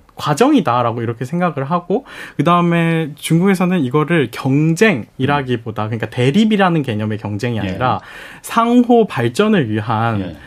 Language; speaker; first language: Korean; early bilingual, heritage; Korean